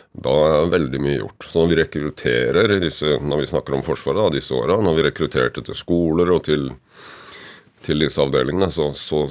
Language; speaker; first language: Norwegian; native; Norwegian